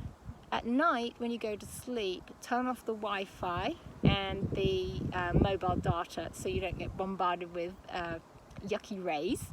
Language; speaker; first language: English; native; English